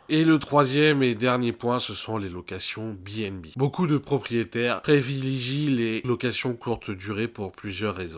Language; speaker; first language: French; native; French